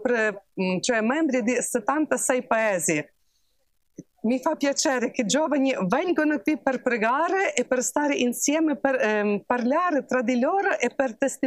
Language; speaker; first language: Italian; non-native, fluent; Ukrainian